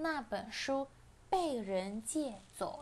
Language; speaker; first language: Chinese; non-native, fluent; Indonesian